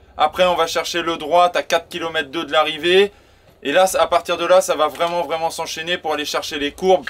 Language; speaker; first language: French; native; French